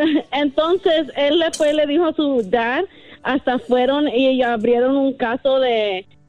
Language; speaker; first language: Spanish; early bilingual, heritage; Spanish